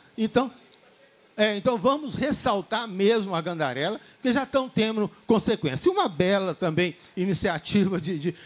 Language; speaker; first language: Portuguese; native; Portuguese